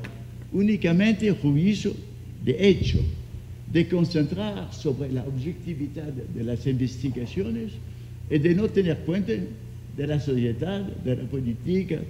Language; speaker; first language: Spanish; non-native, fluent; French